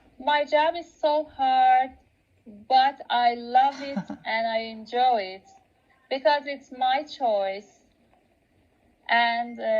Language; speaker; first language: English; non-native, local second language; Persian